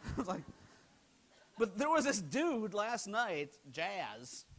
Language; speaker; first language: English; native; English